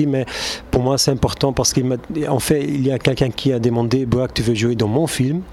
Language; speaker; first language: French; non-native, local second language; Turkish